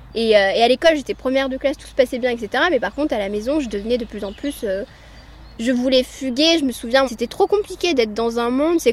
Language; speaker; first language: French; early bilingual, other home language; Amharic